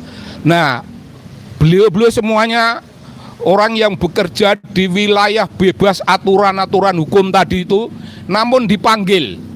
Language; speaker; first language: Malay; non-native, local second language; Javanese